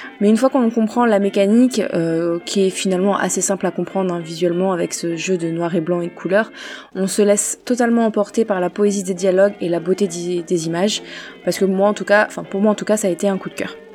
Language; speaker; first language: French; native; French